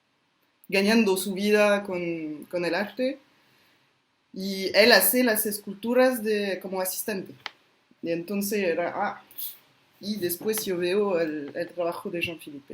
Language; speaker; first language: Spanish; non-native, fluent; French